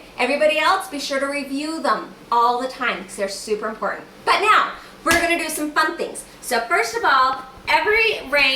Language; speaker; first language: English; native; English